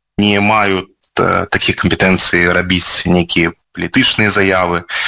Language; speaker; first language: Belarusian; native; Belarusian